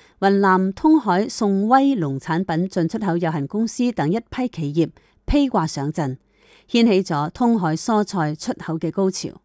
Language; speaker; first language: Chinese; native; Chinese